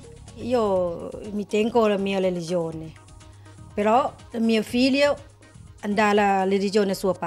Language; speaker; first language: Italian; non-native, learner; Thai